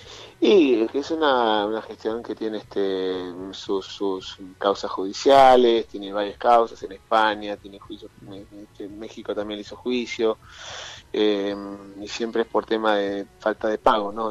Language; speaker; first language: Spanish; native; Spanish